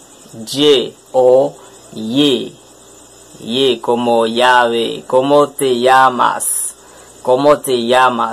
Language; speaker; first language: Spanish; non-native, learner; French